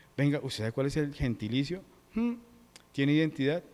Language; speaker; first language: Spanish; native; Spanish